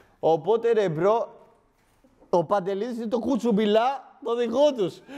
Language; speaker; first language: Greek; early bilingual, other home language; Albanian